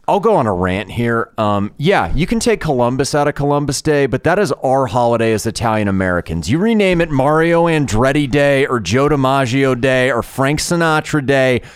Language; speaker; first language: English; early bilingual, other home language; Italian